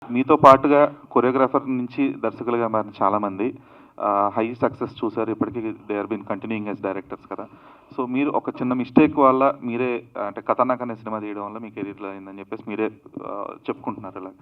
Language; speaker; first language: Telugu; native; Telugu